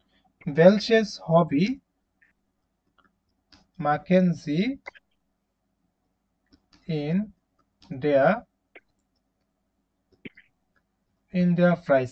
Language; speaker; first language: German; non-native, fluent; Bangla